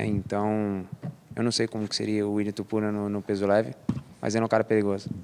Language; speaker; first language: Portuguese; native; Portuguese